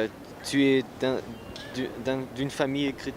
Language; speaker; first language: French; non-native, learner; German